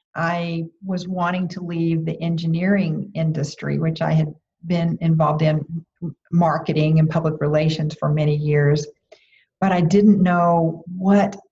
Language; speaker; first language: English; native; English